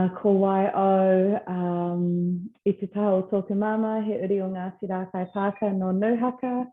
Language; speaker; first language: Māori; non-native, local second language; English